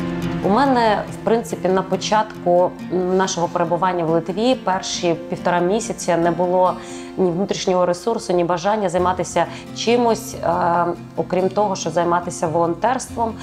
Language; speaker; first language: Ukrainian; native; Ukrainian